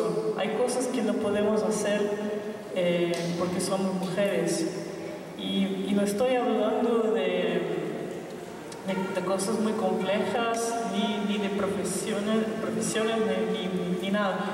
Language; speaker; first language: Spanish; non-native, local second language; Portuguese